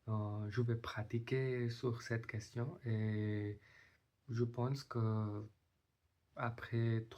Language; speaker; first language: French; non-native, learner; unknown